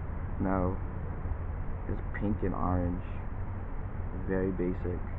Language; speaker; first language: English; native; English